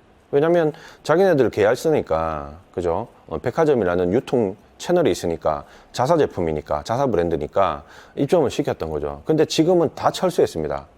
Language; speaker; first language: Korean; native; Korean